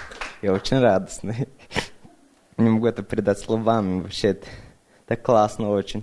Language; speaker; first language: Russian; early bilingual, other home language; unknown